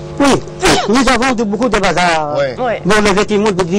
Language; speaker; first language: French; non-native, learner; Arabic